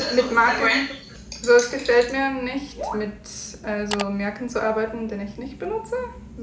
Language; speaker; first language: German; non-native, learner; English